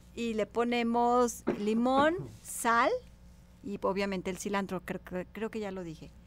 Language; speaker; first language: Spanish; native; Spanish